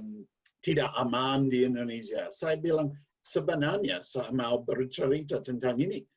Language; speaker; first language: Indonesian; non-native, learner; English